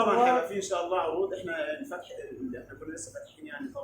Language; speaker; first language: Arabic; native; Arabic